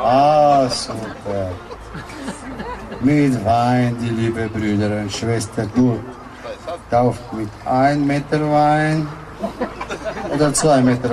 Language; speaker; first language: German; non-native, learner; Slovenian